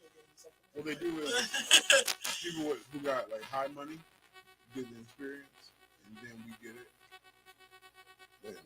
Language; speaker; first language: English; native; English